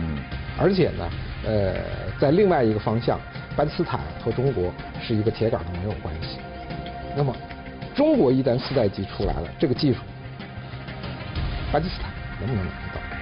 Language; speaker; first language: Chinese; native; Chinese